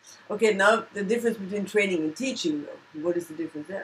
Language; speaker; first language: English; non-native, fluent; German